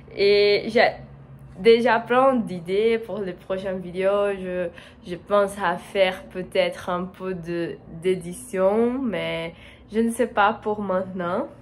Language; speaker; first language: French; non-native, learner; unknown